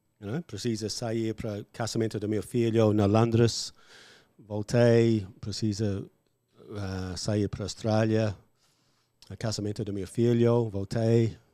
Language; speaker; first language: Portuguese; non-native, learner; English